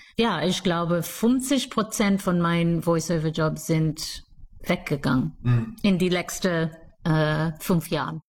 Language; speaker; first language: German; non-native, fluent; English